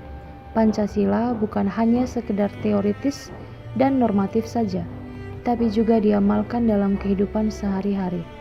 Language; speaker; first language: Indonesian; native; Indonesian